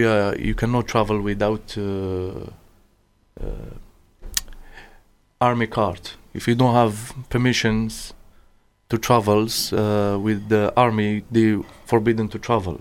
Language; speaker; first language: English; non-native, learner; Arabic